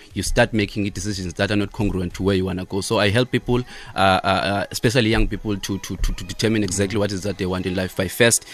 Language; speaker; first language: English; non-native, local second language; Xhosa